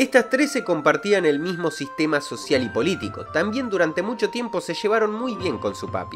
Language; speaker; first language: Spanish; native; Spanish